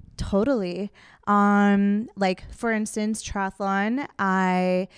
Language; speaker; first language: English; native; English